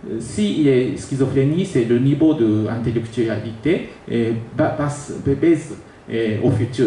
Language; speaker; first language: French; non-native, learner; Japanese